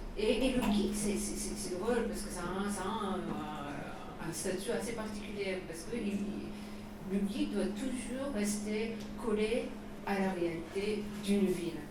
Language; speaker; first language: French; non-native, fluent; Japanese